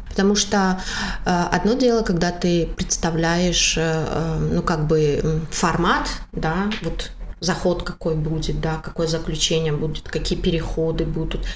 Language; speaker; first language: Russian; non-native, local second language; Tajik